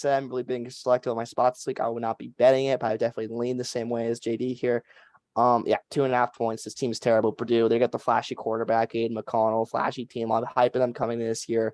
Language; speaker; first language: English; native; English